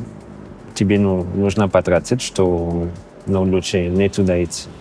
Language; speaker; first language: Russian; non-native, fluent; English